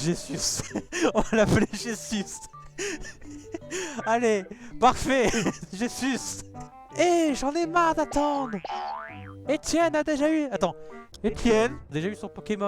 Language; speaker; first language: French; native; French